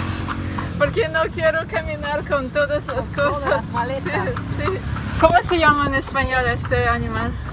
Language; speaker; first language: Spanish; non-native, learner; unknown